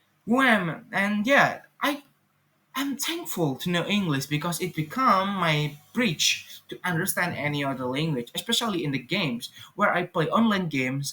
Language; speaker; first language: English; non-native, fluent; Indonesian